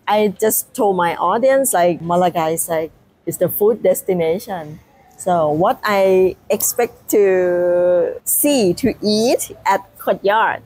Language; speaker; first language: English; non-native, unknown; Thai